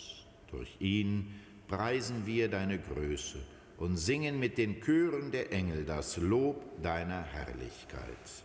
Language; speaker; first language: German; native; German